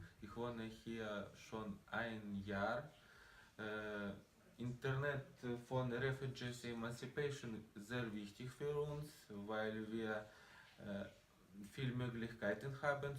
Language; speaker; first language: German; non-native, learner; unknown